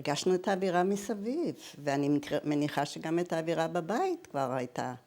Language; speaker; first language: Hebrew; early bilingual, other home language; German